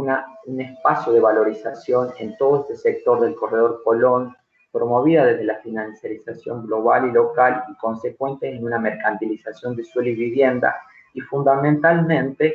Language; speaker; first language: Spanish; native; Spanish